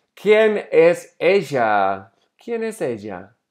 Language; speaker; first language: Spanish; non-native, fluent; English